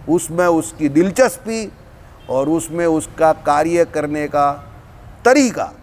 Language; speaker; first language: Hindi; non-native, local second language; Gujarati